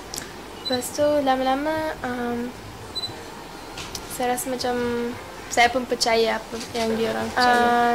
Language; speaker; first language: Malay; non-native, fluent; German